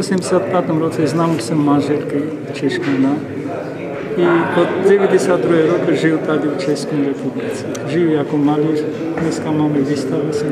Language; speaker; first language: Czech; non-native, learner; Armenian